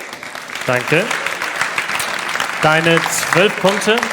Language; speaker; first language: German; native; German